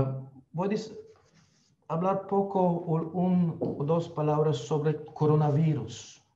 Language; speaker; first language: Spanish; non-native, fluent; Slovenian